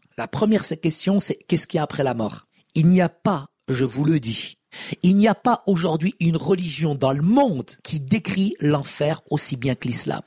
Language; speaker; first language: French; early bilingual, other home language; Arabic